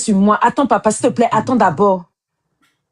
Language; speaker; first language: French; native; French